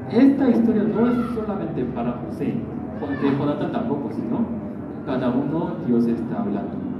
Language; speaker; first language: Spanish; non-native, learner; Korean